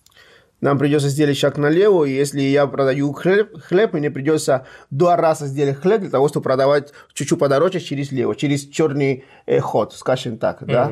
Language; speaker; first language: Russian; non-native, fluent; Spanish